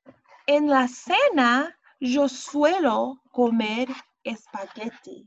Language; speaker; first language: Spanish; non-native, fluent; English